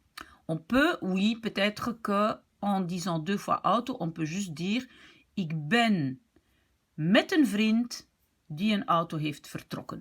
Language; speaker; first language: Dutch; non-native, fluent; French